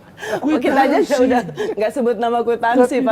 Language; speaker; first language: Indonesian; native; Indonesian